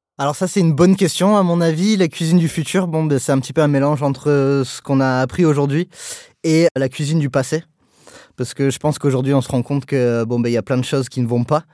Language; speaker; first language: French; early bilingual, heritage; English